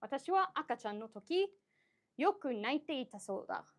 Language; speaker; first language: Japanese; non-native, fluent; English